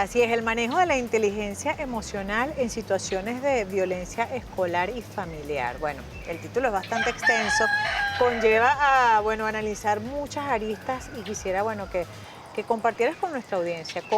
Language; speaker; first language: Spanish; native; Spanish